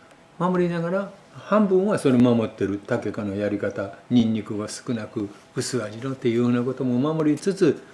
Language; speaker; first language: Japanese; native; Japanese